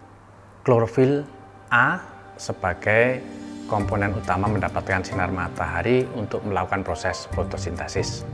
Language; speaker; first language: Indonesian; native; Indonesian